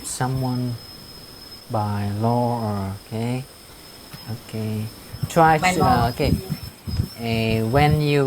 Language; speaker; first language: English; non-native, fluent; Vietnamese